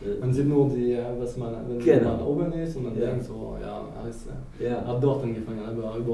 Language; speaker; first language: German; non-native, fluent; French